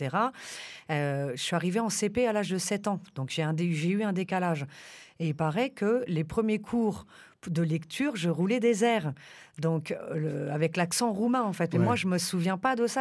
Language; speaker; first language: French; early bilingual, other home language; Romanian